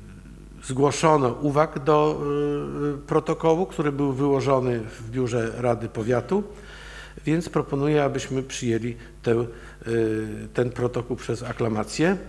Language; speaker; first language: Polish; native; Polish